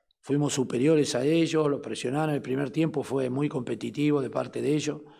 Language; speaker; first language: Spanish; native; Spanish